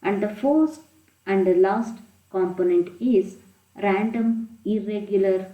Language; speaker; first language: English; non-native, local second language; Kannada